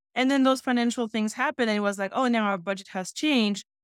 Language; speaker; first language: English; non-native, fluent; French